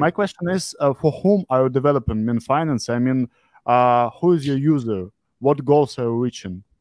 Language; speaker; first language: English; non-native, fluent; Russian